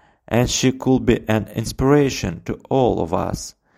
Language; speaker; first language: English; non-native, fluent; Russian